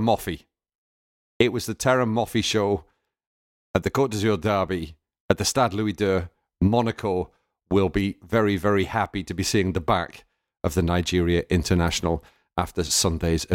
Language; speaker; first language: English; native; English